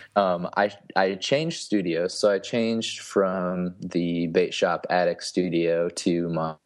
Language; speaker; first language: English; native; English